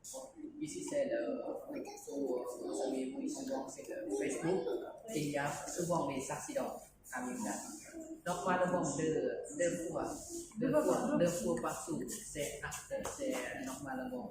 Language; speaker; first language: French; non-native, learner; Lao